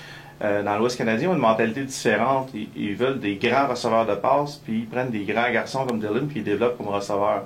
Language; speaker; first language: French; native; French